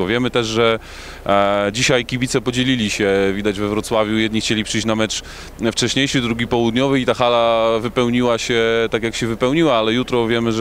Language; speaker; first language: Polish; native; Polish